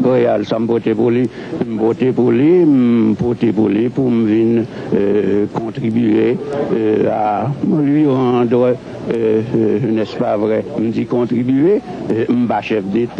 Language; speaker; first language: French; non-native, local second language; Haitian Creole